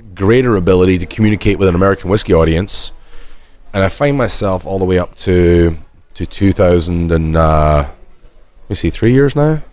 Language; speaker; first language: English; native; English